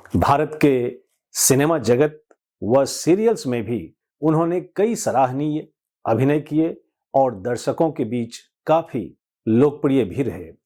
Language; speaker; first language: Hindi; native; Hindi